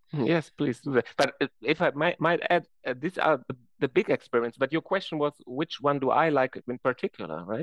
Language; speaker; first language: English; non-native, fluent; German